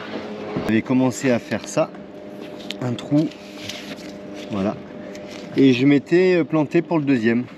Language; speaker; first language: French; native; French